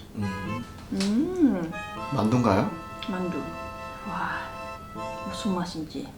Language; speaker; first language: Korean; non-native, learner; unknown